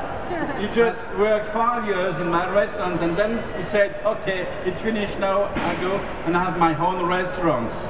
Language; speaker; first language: English; non-native, learner; French